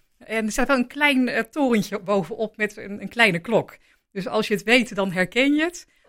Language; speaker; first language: Dutch; native; Dutch